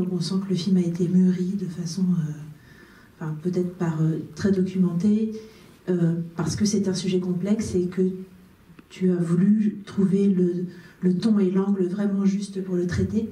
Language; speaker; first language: French; native; French